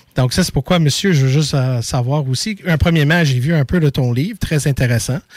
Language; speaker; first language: French; native; French